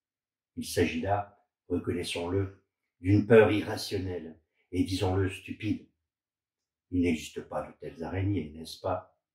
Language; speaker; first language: French; native; French